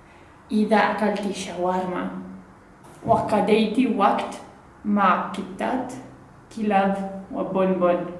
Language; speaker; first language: Arabic; non-native, learner; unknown